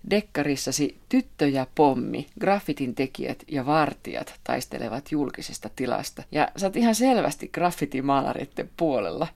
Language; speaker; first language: Finnish; native; Finnish